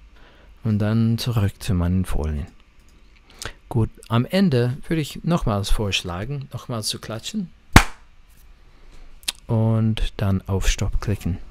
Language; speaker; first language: German; non-native, fluent; English